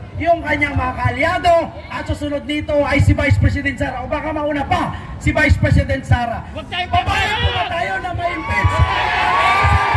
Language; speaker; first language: Filipino; native; Filipino